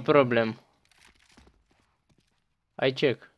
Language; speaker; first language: English; non-native, learner; Romanian